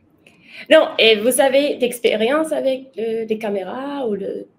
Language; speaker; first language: French; non-native, learner; Spanish